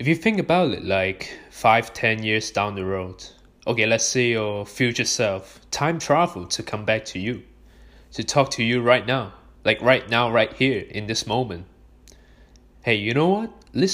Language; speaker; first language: English; non-native, local second language; Cantonese